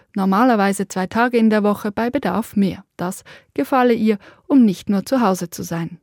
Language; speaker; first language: German; native; German